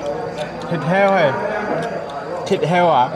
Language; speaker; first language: Vietnamese; non-native, fluent; Portuguese